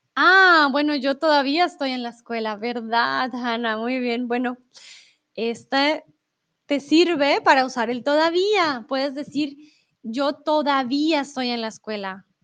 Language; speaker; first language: Spanish; native; Spanish